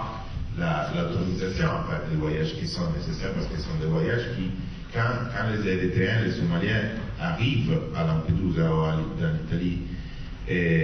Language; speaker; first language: French; non-native, fluent; Italian